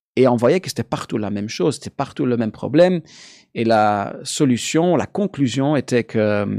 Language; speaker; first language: French; native; French